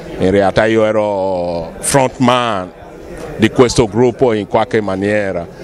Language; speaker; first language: Italian; non-native, fluent; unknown